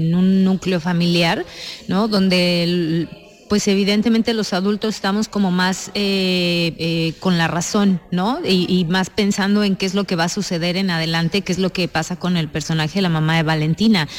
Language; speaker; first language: Spanish; native; Spanish